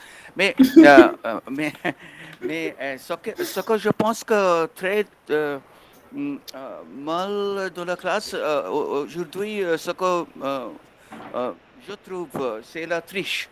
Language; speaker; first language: French; non-native, fluent; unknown